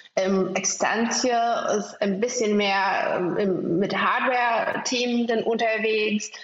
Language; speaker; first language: German; non-native, fluent; English